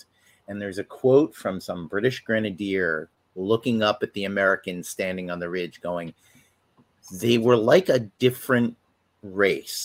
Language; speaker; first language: English; native; English